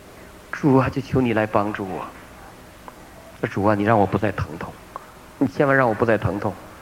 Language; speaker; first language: Chinese; native; Chinese